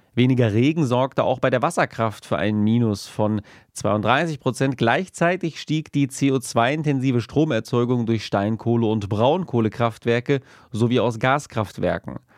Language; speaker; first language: German; native; German